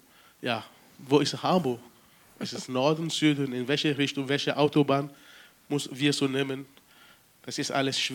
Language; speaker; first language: German; non-native, fluent; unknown